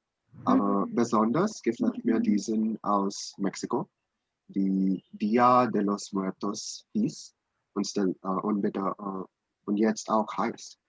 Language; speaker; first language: German; non-native, learner; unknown